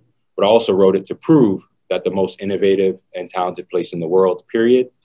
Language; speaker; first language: English; native; English